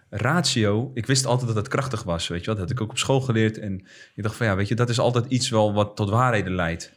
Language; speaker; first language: Dutch; native; Dutch